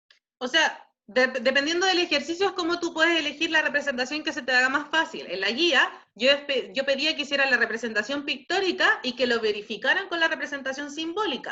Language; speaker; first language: Spanish; native; Spanish